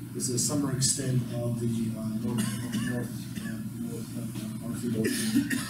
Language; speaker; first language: English; non-native, fluent; Slovak